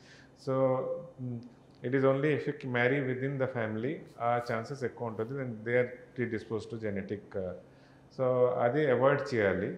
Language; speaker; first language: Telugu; non-native, learner; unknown